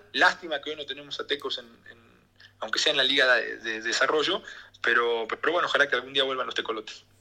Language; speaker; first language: Spanish; native; Spanish